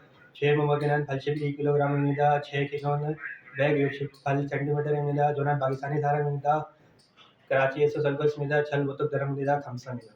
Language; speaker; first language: Korean; non-native, learner; Urdu